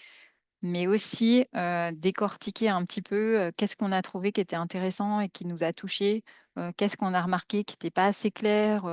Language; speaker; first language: French; native; French